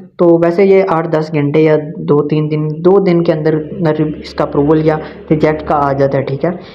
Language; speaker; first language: Urdu; non-native, local second language; Punjabi